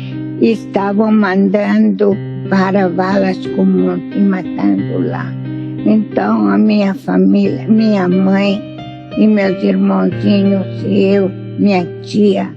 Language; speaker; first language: Portuguese; non-native, fluent; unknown